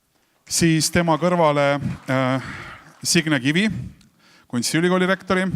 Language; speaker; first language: Estonian; native; Estonian